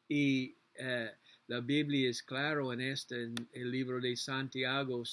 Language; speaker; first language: Spanish; non-native, learner; English